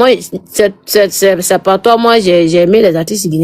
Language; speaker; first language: French; non-native, local second language; Mandingo